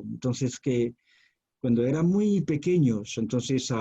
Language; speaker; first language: Spanish; non-native, fluent; Chinese